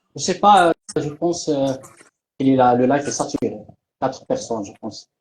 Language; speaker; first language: French; non-native, learner; Arabic